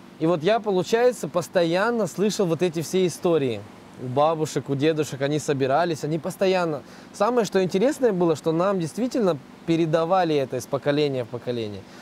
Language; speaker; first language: Russian; native; Russian